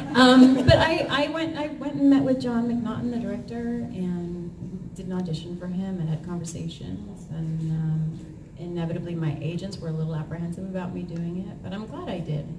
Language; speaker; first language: English; native; English